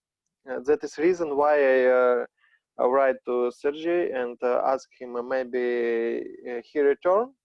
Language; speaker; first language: English; non-native, learner; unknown